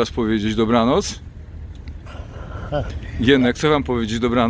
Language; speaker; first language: Polish; native; Polish